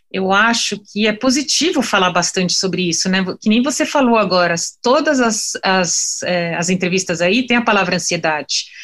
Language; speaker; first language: Portuguese; non-native, fluent; French